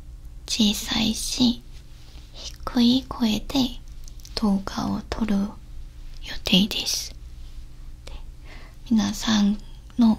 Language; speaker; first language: Japanese; non-native, learner; Korean